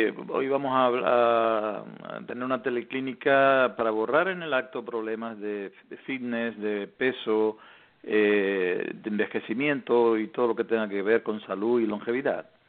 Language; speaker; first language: Spanish; native; Spanish